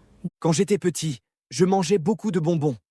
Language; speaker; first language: French; non-native, learner; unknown